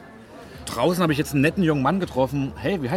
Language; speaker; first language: German; native; German